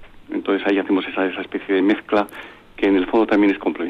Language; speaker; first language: Spanish; native; Spanish